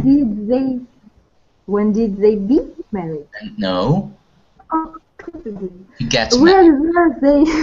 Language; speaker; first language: English; non-native, learner; Russian